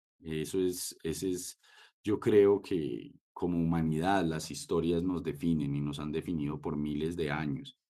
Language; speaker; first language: Spanish; native; Spanish